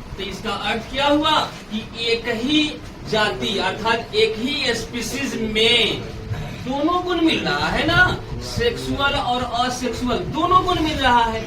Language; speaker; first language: Hindi; native; Hindi